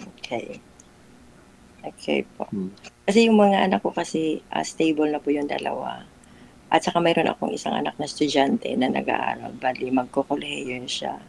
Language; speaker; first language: Filipino; non-native, local second language; Cebuano